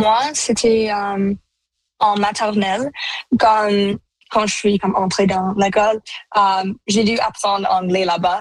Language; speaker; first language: French; non-native, local second language; Punjabi